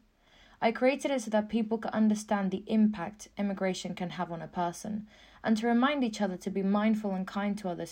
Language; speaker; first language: English; non-native, fluent; Spanish